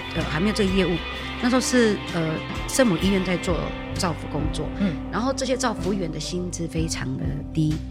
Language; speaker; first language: Chinese; native; Chinese